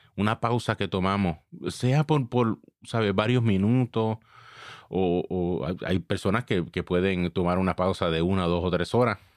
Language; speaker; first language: Spanish; early bilingual, heritage; Spanish